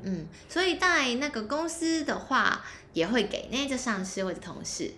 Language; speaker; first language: Chinese; non-native, local second language; Cantonese